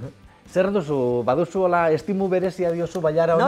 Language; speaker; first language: Basque; native; Basque